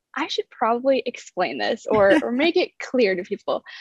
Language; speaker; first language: English; native; English